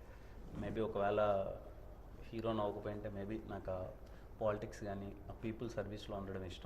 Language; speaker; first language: Telugu; native; Telugu